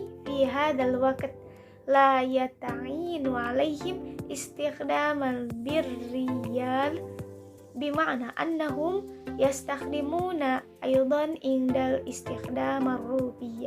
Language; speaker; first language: Arabic; non-native, learner; Indonesian